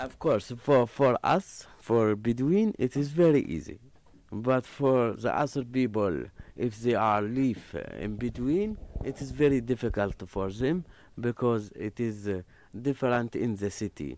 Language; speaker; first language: English; non-native, learner; Arabic